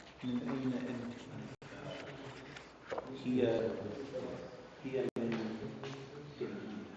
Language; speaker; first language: Arabic; non-native, learner; English